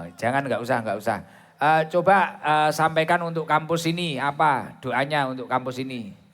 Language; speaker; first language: Indonesian; non-native, local second language; Javanese